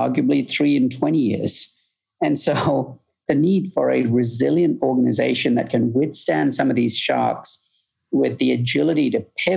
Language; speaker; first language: English; native; English